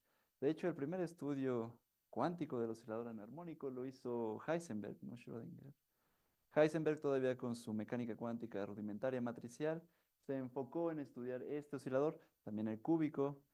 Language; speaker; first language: Spanish; native; Spanish